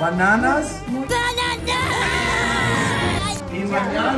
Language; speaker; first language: Spanish; non-native, learner; English